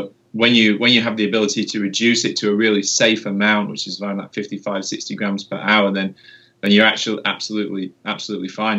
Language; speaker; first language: English; native; English